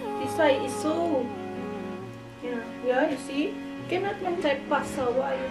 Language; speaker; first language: English; non-native, learner; Filipino